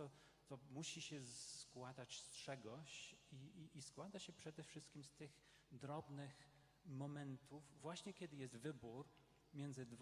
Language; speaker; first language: Polish; non-native, fluent; English